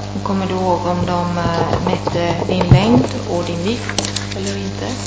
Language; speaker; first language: Swedish; non-native, fluent; Italian